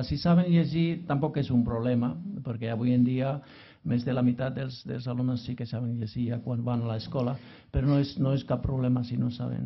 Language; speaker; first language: Catalan; non-native, fluent; Finnish